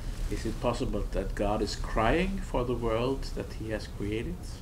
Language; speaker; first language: English; non-native, fluent; Norwegian